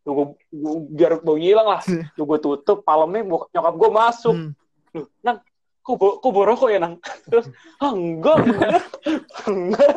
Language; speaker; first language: Indonesian; native; Indonesian